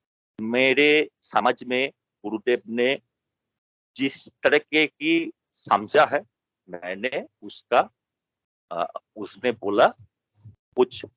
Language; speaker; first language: Hindi; non-native, local second language; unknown